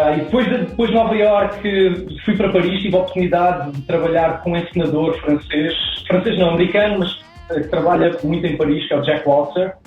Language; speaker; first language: Portuguese; native; Portuguese